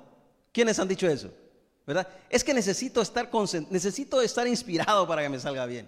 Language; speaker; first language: Spanish; native; Spanish